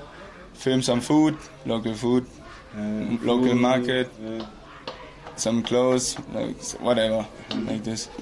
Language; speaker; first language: English; non-native, learner; German